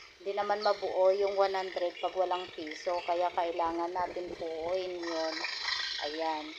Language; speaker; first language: Filipino; non-native, local second language; Hiligaynon